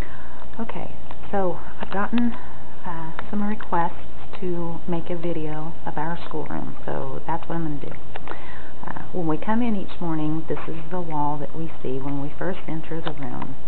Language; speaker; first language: English; native; English